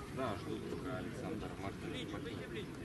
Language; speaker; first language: Russian; native; Russian